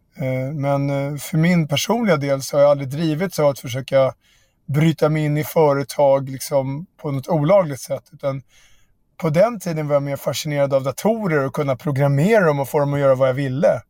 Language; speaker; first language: Swedish; native; Swedish